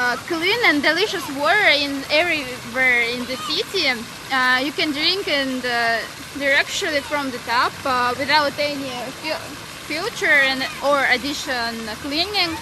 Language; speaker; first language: English; non-native, learner; Russian